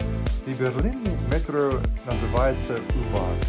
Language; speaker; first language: Russian; non-native, learner; English